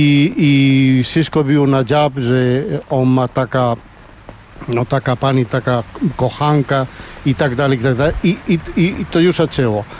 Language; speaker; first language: Polish; non-native, learner; Spanish